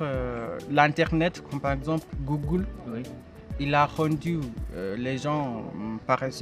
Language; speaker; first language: French; non-native, learner; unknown